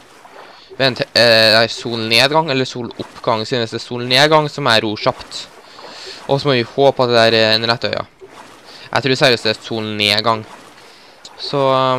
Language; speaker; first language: Norwegian; native; Norwegian